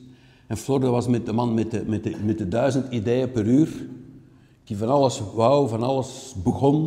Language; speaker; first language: Dutch; native; Dutch